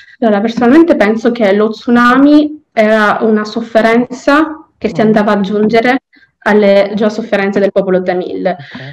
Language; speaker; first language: Italian; native; Italian